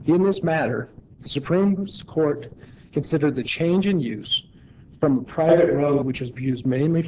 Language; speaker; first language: English; native; English